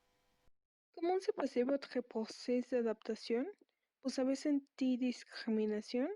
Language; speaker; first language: French; non-native, learner; Spanish